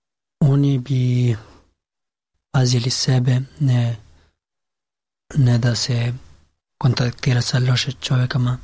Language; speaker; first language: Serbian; non-native, learner; Pashto